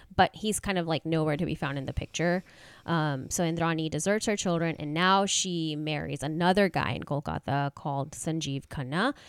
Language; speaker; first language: English; non-native, local second language; Hindi